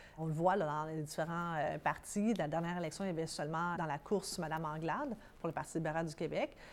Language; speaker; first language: French; early bilingual, other home language; Arabic